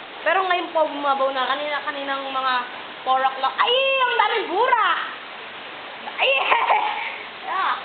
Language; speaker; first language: Filipino; native; Filipino